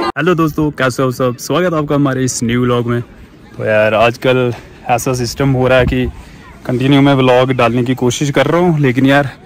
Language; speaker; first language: Hindi; native; Hindi